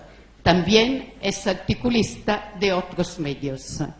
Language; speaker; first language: Spanish; non-native, fluent; Italian